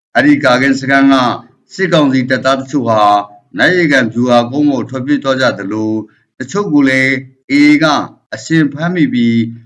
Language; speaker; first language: Burmese; native; Burmese